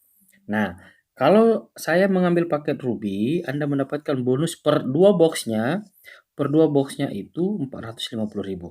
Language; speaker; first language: Indonesian; native; Indonesian